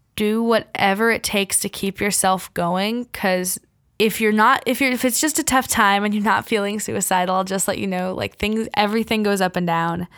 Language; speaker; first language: English; native; English